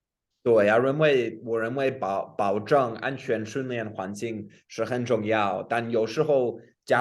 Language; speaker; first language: Chinese; non-native, fluent; English